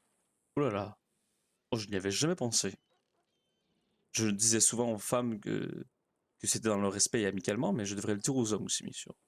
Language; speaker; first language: French; native; French